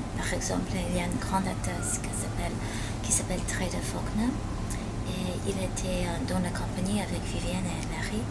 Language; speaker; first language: French; non-native, fluent; English